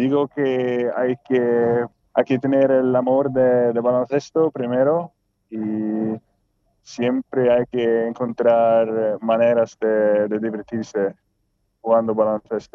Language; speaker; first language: Spanish; non-native, fluent; Swedish